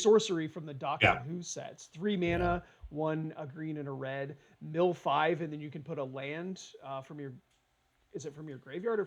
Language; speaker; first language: English; native; English